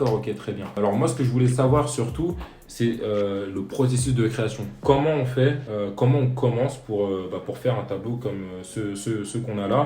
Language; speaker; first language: French; native; French